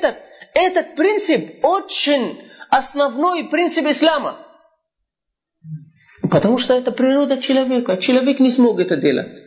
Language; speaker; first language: Russian; non-native, fluent; Arabic